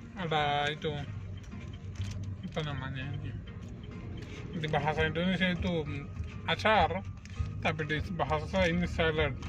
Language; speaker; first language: Indonesian; non-native, learner; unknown